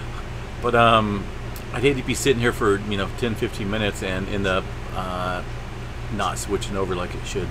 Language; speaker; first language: English; native; English